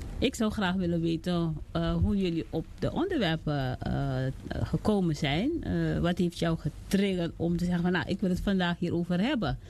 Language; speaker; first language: Dutch; native; Dutch